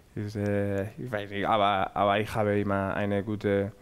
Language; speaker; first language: German; non-native, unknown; Spanish